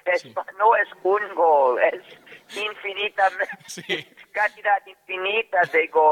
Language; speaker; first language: Spanish; non-native, fluent; English